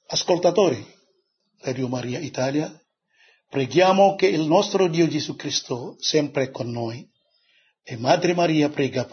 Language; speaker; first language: Italian; non-native, learner; Indonesian